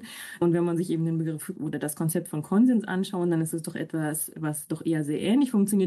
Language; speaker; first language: German; native; German